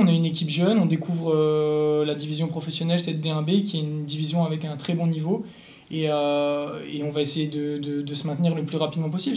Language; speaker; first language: French; native; French